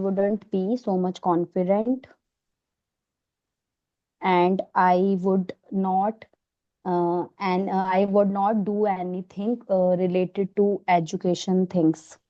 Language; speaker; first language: English; non-native, learner; Hindi